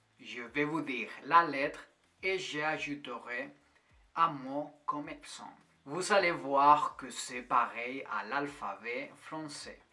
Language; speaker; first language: French; non-native, fluent; Spanish